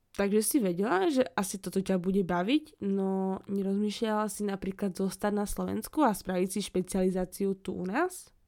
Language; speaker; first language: Slovak; native; Slovak